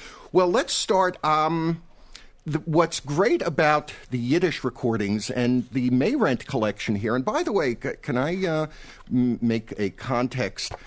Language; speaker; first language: English; native; English